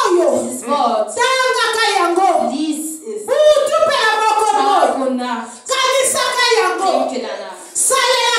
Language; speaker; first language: German; non-native, fluent; Lingala